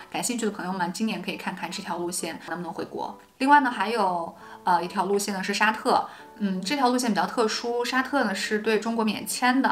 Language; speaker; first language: Chinese; native; Chinese